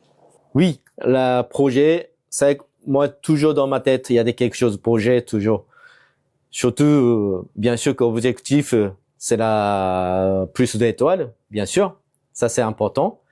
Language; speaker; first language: French; non-native, fluent; Japanese